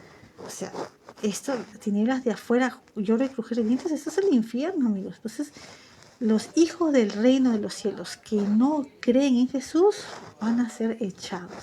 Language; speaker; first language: Spanish; native; Spanish